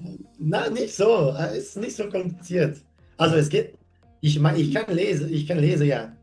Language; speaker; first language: German; non-native, learner; English